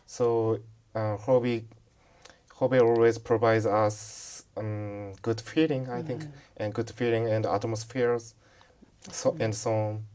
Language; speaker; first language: English; non-native, learner; Japanese